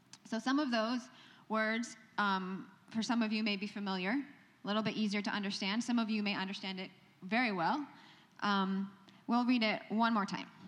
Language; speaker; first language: English; native; English